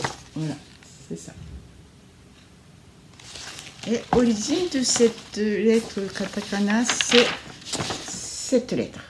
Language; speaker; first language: French; non-native, learner; Japanese